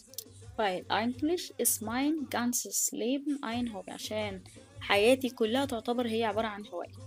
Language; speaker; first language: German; non-native, fluent; Arabic